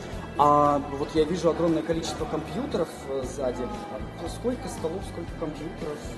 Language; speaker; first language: Russian; native; Russian